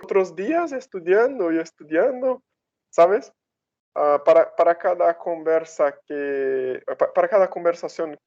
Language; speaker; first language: Spanish; non-native, fluent; Portuguese